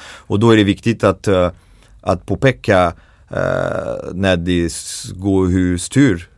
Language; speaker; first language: Swedish; non-native, fluent; French